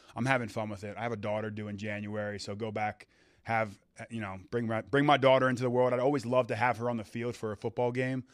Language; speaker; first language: English; native; English